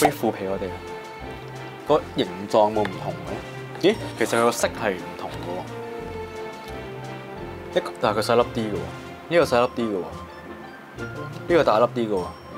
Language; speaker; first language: Chinese; native; Chinese